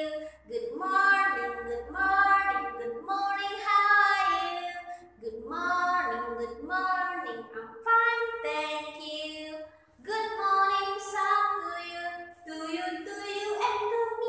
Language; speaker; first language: English; non-native, learner; Indonesian